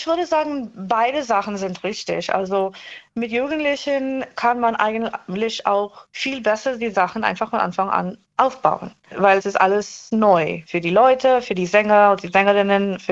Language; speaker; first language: German; non-native, fluent; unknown